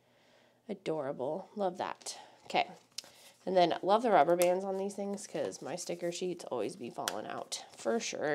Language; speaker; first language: English; native; English